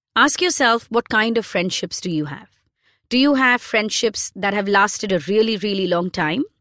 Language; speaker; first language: English; non-native, local second language; Hindi